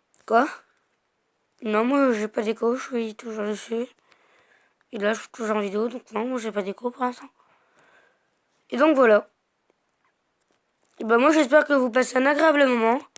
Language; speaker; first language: French; native; French